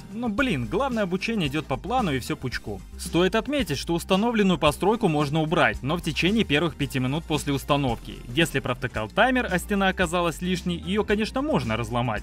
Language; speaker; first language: Russian; native; Russian